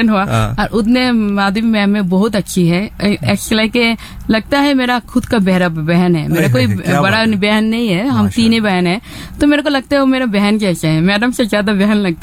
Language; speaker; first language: Hindi; non-native, fluent; Bangla